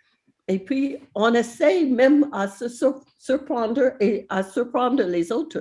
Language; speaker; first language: French; non-native, fluent; English